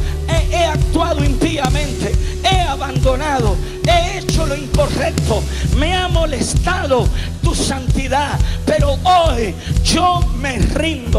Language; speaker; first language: Spanish; native; Spanish